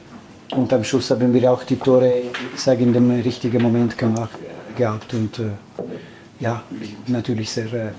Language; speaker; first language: German; non-native, fluent; Italian